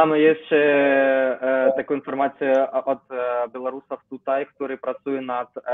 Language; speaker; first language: Polish; non-native, learner; Ukrainian